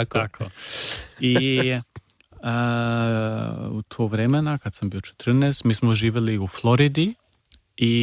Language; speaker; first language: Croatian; early bilingual, heritage; Serbian